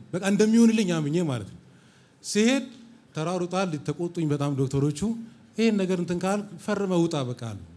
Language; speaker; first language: Amharic; native; Amharic